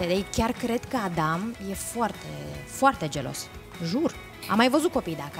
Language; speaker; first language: Romanian; native; Romanian